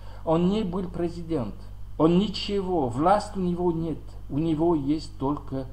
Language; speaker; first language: Russian; non-native, learner; French